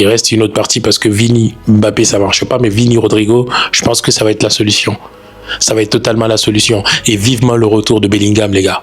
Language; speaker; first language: French; native; French